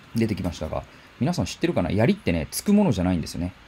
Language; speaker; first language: Japanese; native; Japanese